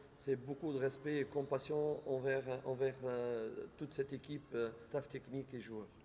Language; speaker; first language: French; non-native, local second language; Arabic